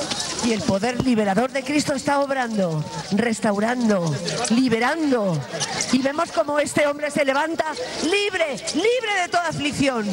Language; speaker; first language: Spanish; native; Spanish